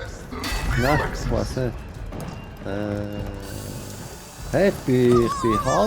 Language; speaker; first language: German; native; German